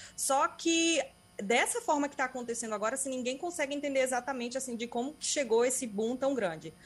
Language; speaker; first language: Portuguese; native; Portuguese